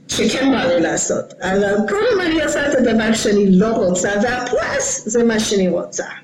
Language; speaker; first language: Hebrew; non-native, fluent; English